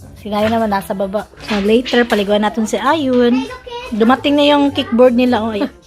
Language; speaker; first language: Filipino; native; Filipino